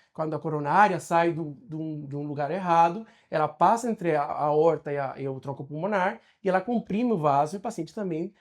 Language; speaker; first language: Portuguese; non-native, fluent; Spanish